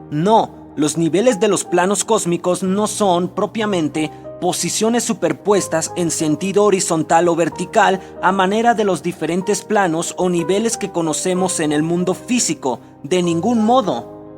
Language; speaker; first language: Spanish; native; Spanish